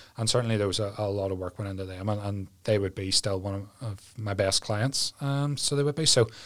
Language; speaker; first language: English; native; English